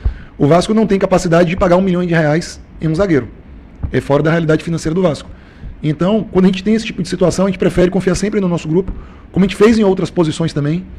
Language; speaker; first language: Portuguese; native; Portuguese